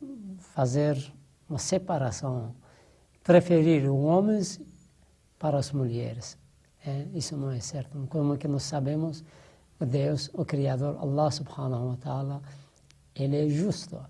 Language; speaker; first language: Portuguese; non-native, fluent; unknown